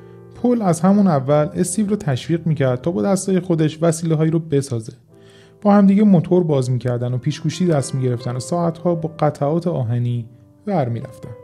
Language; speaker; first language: Persian; native; Persian